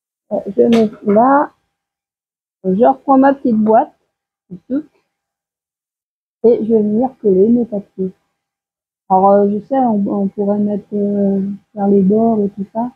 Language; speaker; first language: French; native; French